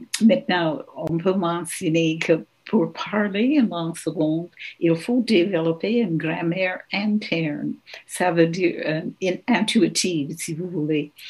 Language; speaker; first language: French; non-native, local second language; English